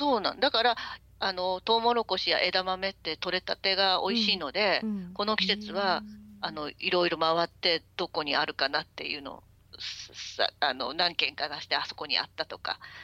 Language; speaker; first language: Japanese; native; Japanese